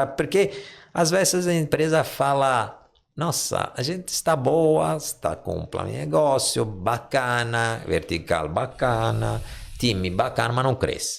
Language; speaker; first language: Portuguese; non-native, fluent; Italian